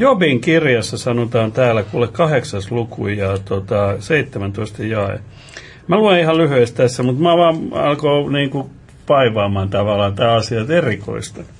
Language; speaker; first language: Finnish; native; Finnish